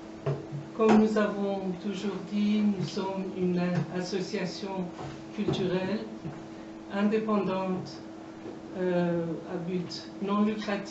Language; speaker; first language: French; non-native, fluent; Persian